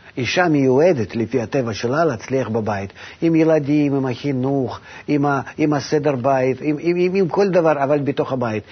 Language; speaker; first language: Hebrew; non-native, fluent; Russian